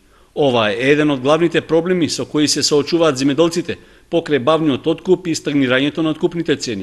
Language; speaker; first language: Macedonian; native; Macedonian